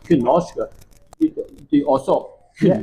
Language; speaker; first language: Norwegian; non-native, fluent; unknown